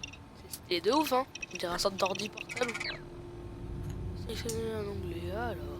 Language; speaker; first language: French; native; French